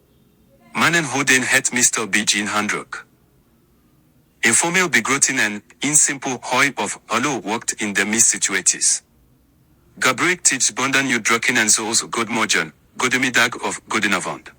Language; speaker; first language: Dutch; non-native, learner; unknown